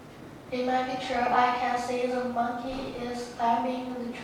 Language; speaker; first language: English; non-native, learner; Vietnamese